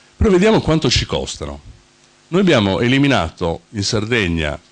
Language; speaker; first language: Italian; native; Italian